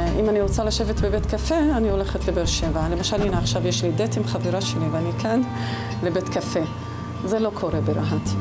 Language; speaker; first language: Hebrew; non-native, local second language; Arabic